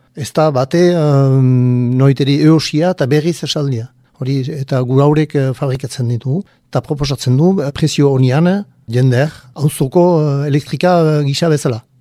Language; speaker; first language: Basque; native; Basque